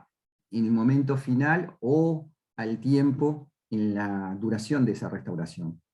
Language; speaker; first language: Spanish; native; Spanish